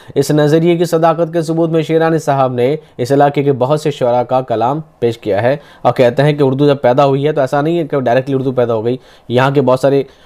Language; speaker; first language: Urdu; native; Urdu